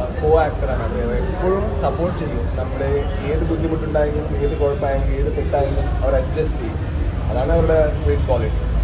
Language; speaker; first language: Malayalam; non-native, local second language; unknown